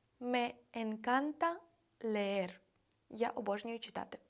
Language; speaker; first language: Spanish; non-native, fluent; Ukrainian